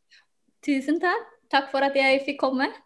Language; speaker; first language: Norwegian; non-native, fluent; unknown